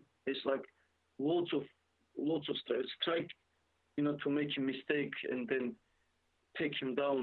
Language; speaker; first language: English; non-native, fluent; Russian